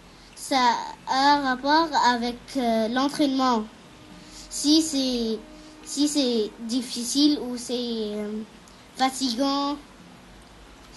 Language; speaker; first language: French; non-native, fluent; Arabic